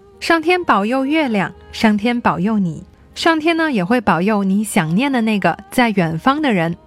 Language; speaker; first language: Chinese; native; Chinese